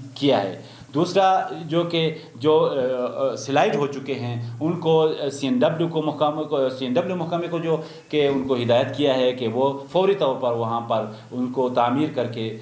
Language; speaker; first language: Urdu; non-native, local second language; Khowar